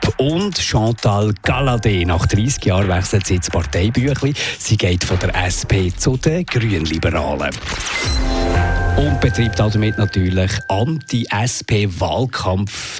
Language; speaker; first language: German; native; German